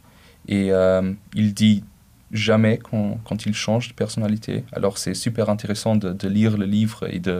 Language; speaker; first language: French; non-native, local second language; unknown